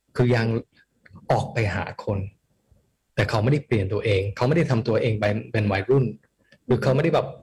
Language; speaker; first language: Thai; early bilingual, heritage; Thai